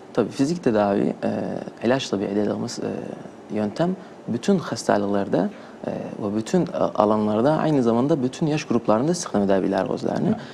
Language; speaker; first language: Turkish; native; Turkish